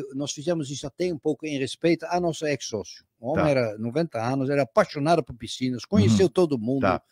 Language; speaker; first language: Portuguese; non-native, fluent; Dutch